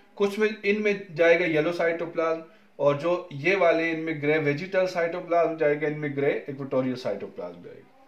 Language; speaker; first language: Urdu; non-native, local second language; Punjabi